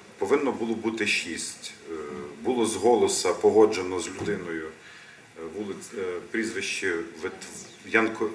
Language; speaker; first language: Ukrainian; native; Ukrainian